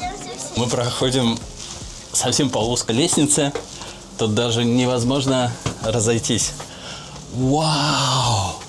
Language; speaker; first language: Russian; native; Russian